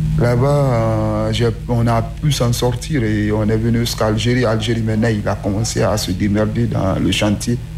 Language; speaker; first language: French; non-native, local second language; Susu